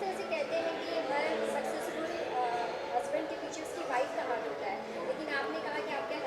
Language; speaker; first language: Hindi; native; Hindi